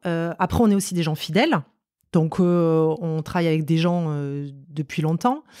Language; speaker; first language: French; native; French